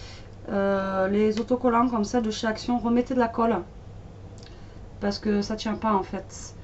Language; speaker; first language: French; native; French